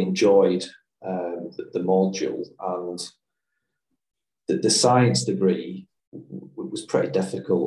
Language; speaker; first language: English; native; English